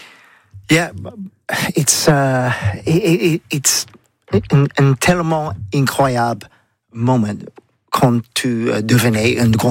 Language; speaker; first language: French; non-native, learner; English